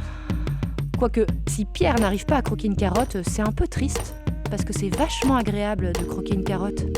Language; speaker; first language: French; native; French